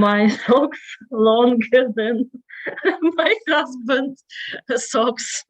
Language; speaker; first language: English; non-native, learner; Russian